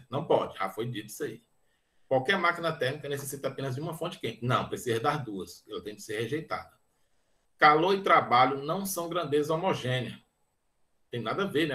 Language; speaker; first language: Portuguese; native; Portuguese